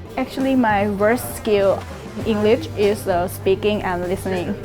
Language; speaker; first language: English; non-native, learner; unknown